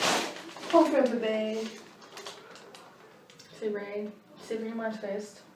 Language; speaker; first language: French; non-native, learner; English